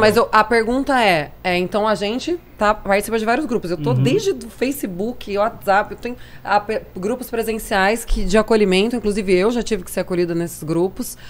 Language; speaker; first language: Portuguese; native; Portuguese